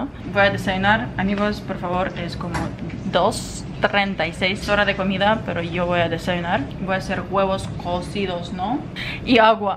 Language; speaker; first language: Spanish; non-native, fluent; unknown